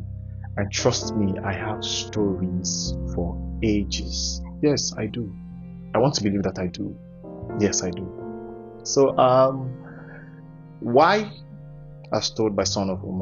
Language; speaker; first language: English; non-native, local second language; Igbo